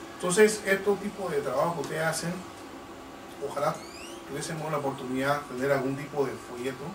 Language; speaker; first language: Spanish; native; Spanish